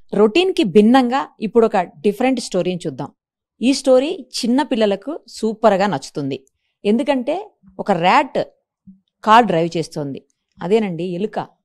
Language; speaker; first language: Telugu; native; Telugu